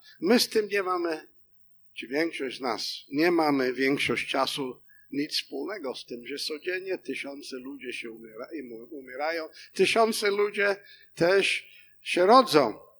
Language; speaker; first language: Polish; non-native, fluent; English